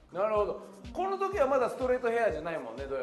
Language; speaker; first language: Japanese; native; Japanese